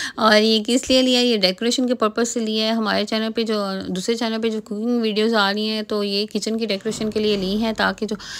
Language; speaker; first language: Urdu; native; Urdu